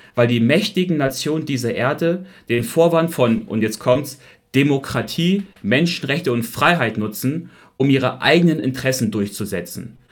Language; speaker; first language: German; early bilingual, heritage; Chinese